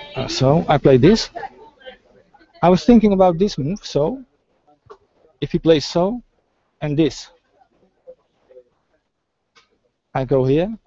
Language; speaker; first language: English; non-native, fluent; Dutch